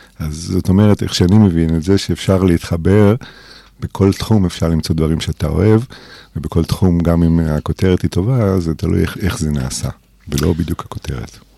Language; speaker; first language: Hebrew; early bilingual, other home language; English